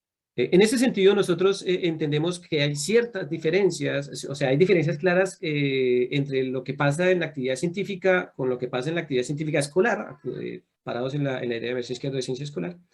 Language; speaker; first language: Spanish; native; Spanish